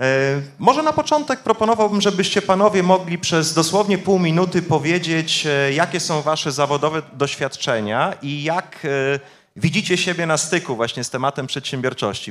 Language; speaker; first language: Polish; native; Polish